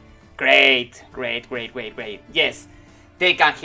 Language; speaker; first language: English; non-native, learner; Spanish